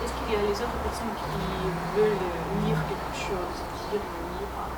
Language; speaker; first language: French; non-native, fluent; Russian